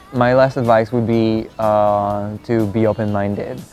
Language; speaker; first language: English; non-native, fluent; French